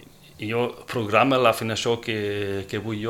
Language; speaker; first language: Catalan; non-native, fluent; Dutch